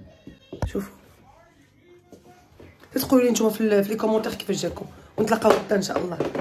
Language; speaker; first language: Arabic; native; Arabic